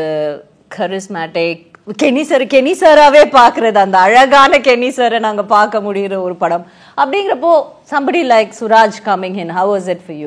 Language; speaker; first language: Tamil; native; Tamil